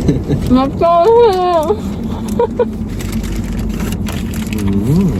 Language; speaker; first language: Japanese; non-native, fluent; Filipino